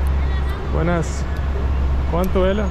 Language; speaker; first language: Spanish; non-native, learner; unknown